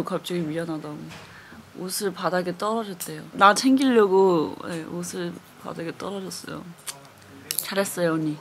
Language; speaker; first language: Korean; non-native, fluent; Chinese